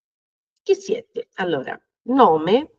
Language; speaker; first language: Italian; non-native, fluent; Portuguese